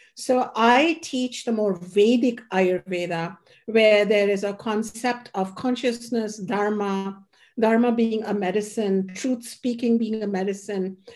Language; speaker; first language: English; non-native, local second language; Hindi